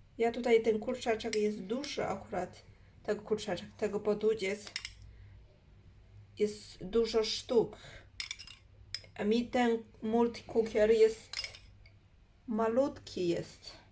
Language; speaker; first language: Polish; non-native, learner; Chinese